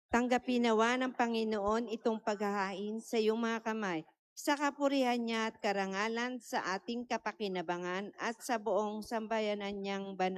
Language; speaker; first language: Filipino; native; Filipino